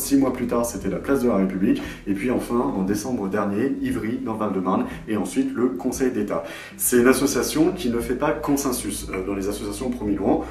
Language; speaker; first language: French; native; French